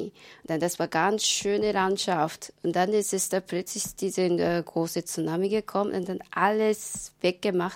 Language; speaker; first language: German; non-native, learner; Japanese